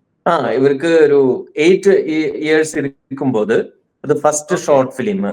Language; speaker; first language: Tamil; non-native, learner; Malayalam